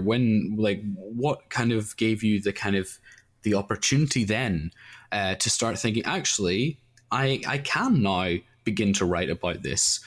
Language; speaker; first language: English; native; English